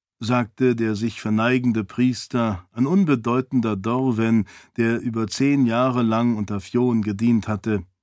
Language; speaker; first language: German; native; German